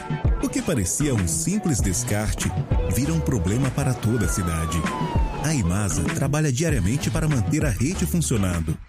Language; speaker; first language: Portuguese; native; Portuguese